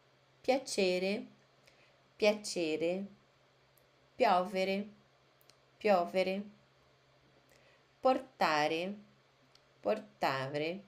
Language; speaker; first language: Italian; non-native, fluent; Portuguese